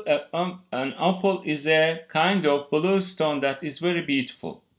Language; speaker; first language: English; non-native, fluent; Turkish